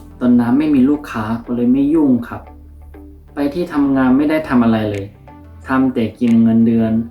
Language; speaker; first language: Thai; non-native, fluent; Korean